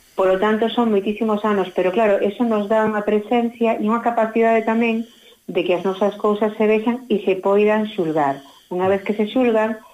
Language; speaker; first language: Galician; early bilingual, other home language; Spanish